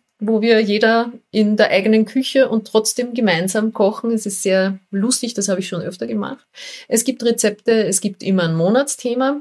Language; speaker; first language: German; native; German